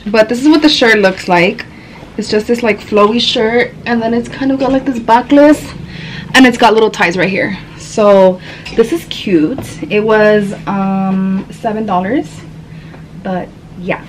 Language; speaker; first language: English; early bilingual, other home language; Spanish